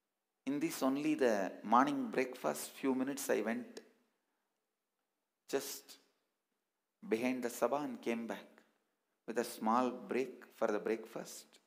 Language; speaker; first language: English; non-native, local second language; Tamil